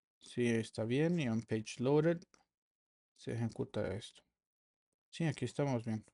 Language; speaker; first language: Spanish; native; Spanish